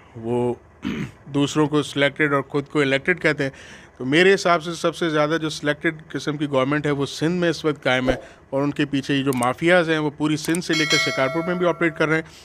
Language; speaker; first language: Urdu; non-native, local second language; Sindhi